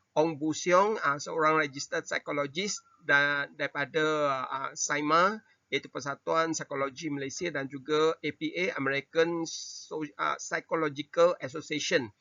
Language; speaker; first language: Malay; non-native, local second language; Chinese